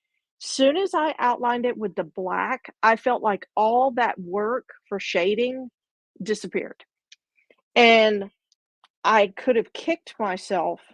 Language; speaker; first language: English; native; English